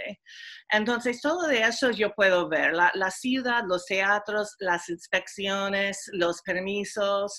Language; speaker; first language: Spanish; non-native, fluent; English